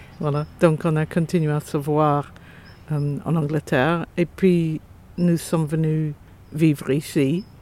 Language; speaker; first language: French; non-native, fluent; English